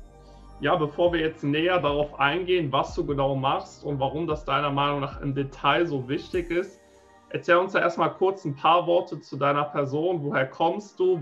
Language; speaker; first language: German; native; German